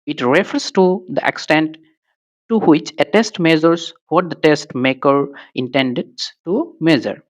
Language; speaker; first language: English; non-native, local second language; Assamese